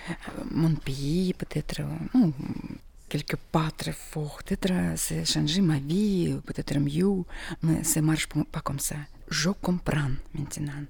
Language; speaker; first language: French; non-native, learner; Russian